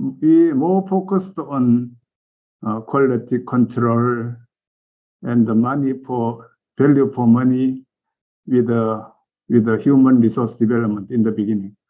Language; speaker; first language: English; non-native, learner; Korean